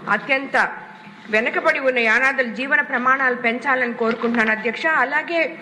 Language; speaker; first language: Telugu; native; Telugu